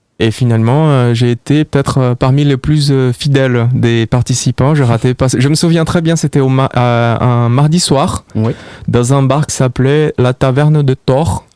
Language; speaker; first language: French; non-native, fluent; Portuguese